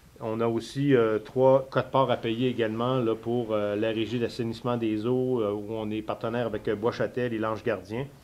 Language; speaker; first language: French; native; French